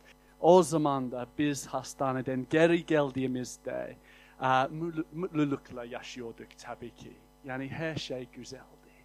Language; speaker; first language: Turkish; non-native, fluent; English